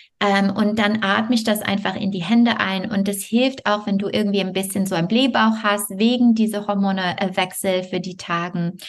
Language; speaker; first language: German; non-native, fluent; French